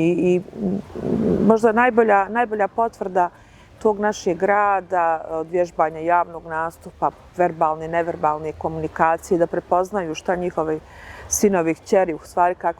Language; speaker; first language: Bosnian; native; Bosnian